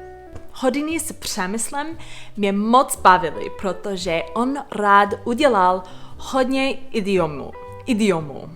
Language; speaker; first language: Czech; non-native, fluent; English